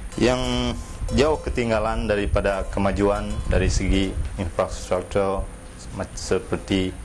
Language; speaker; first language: Malay; non-native, local second language; Iban